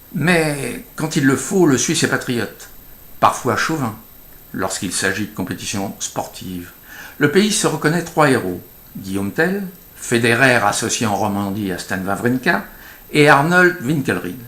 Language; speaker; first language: French; native; French